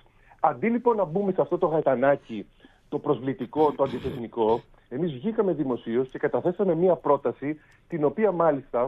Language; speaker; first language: Greek; native; Greek